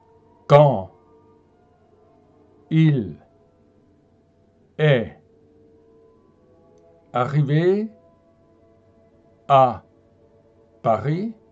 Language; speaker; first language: French; non-native, fluent; German